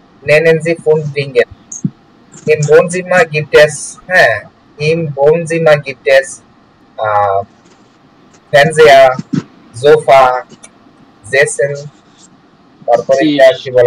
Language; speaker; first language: German; non-native, learner; Bangla